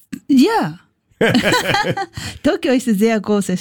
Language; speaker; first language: German; non-native, learner; Japanese